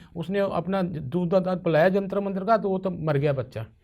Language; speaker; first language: Hindi; non-native, local second language; Punjabi